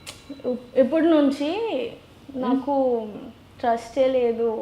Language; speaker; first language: Telugu; non-native, local second language; Gujarati